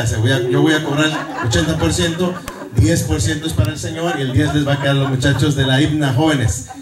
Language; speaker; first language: Spanish; native; Spanish